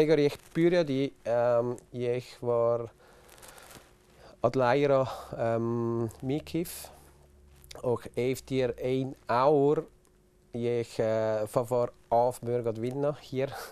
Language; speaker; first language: Icelandic; non-native, learner; German